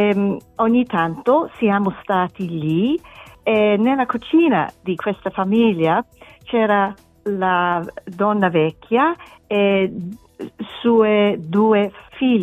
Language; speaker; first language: Italian; non-native, learner; English